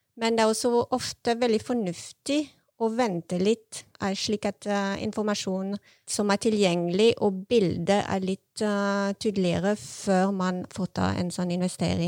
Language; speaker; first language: Norwegian; non-native, fluent; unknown